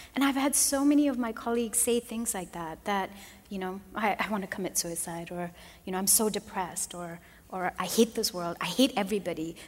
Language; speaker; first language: English; non-native, local second language; Nepali